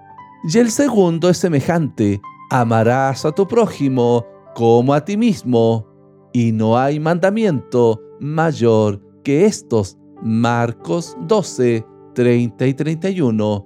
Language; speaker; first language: Spanish; native; Spanish